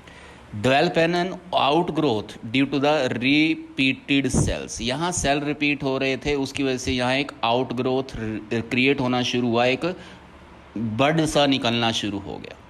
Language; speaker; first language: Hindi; native; Hindi